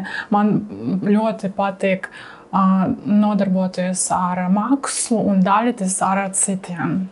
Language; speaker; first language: Latvian; non-native, learner; Russian